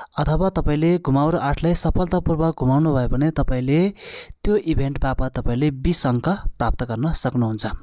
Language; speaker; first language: Nepali; non-native, local second language; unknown